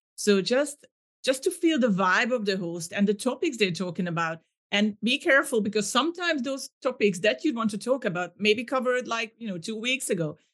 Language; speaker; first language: English; non-native, fluent; Hungarian